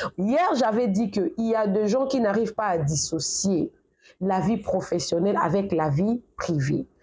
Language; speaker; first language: French; non-native, local second language; Lingala